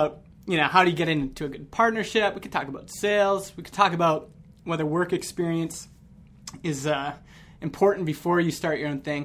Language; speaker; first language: English; native; English